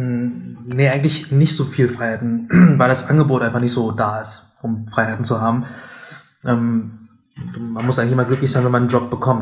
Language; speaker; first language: German; native; German